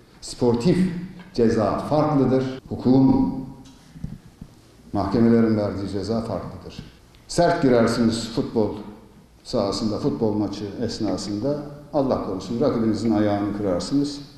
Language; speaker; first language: Turkish; native; Turkish